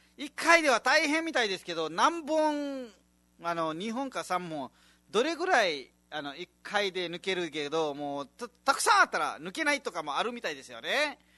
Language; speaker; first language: Japanese; non-native, fluent; Nepali